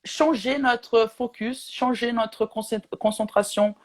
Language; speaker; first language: French; non-native, fluent; Portuguese